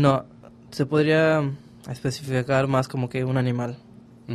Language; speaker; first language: Spanish; native; Spanish